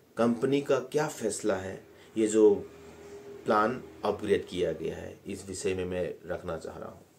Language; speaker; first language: Hindi; non-native, local second language; Manipuri